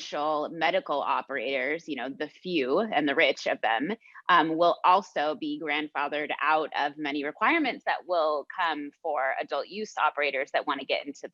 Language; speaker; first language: English; native; English